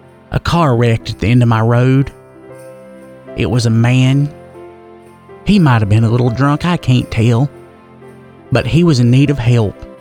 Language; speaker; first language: English; native; English